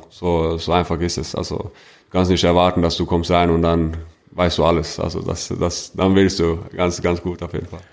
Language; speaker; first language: German; non-native, fluent; Norwegian